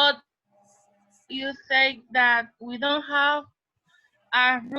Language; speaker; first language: English; non-native, learner; Spanish